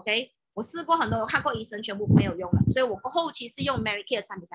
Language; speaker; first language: Chinese; native; Chinese